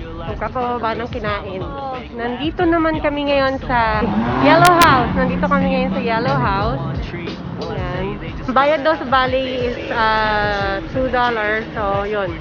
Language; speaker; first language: Filipino; native; Filipino